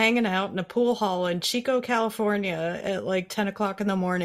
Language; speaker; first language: English; native; English